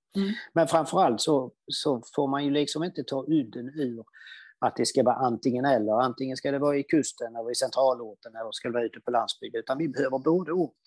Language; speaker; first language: Swedish; native; Swedish